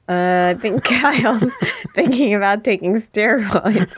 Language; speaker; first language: English; native; English